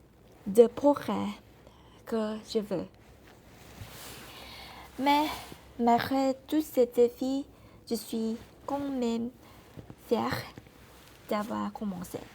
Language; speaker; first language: French; non-native, learner; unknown